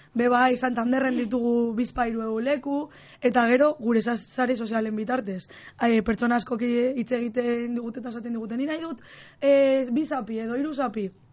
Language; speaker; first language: Basque; non-native, local second language; Spanish